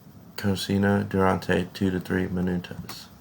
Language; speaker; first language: Spanish; non-native, learner; English